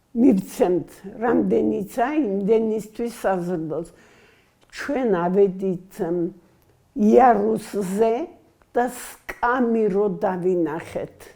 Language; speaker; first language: Georgian; native; Georgian